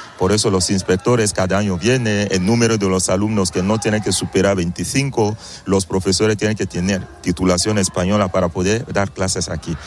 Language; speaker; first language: Spanish; non-native, fluent; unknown